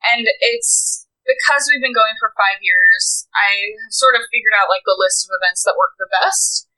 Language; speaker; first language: English; native; English